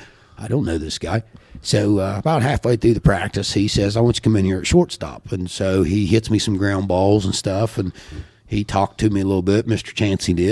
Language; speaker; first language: English; native; English